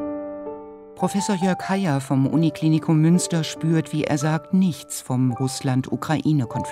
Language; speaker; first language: German; native; German